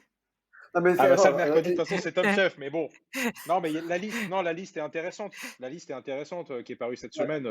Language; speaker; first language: French; native; French